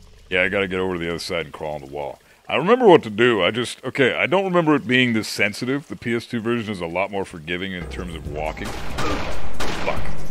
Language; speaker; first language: English; early bilingual, other home language; German